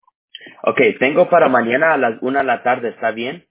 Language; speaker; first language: Spanish; early bilingual, heritage; Spanish